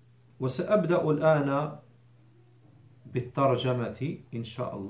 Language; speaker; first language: Arabic; non-native, fluent; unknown